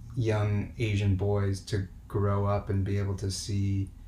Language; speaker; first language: English; native; English